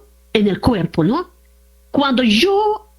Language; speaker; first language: Spanish; non-native, learner; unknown